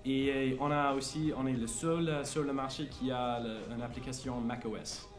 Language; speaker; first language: French; non-native, fluent; English